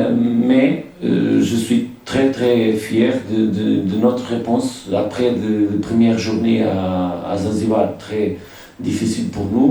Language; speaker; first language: French; non-native, fluent; Portuguese